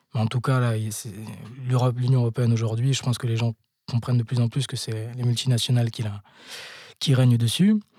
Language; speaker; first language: French; native; French